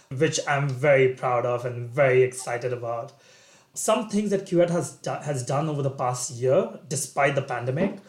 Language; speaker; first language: English; non-native, local second language; Bangla